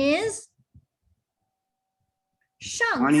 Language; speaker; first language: English; non-native, fluent; Chinese